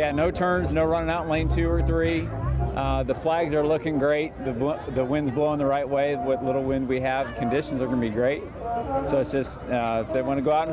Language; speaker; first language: English; native; English